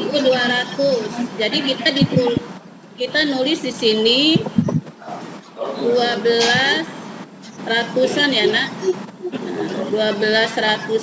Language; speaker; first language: Indonesian; native; Indonesian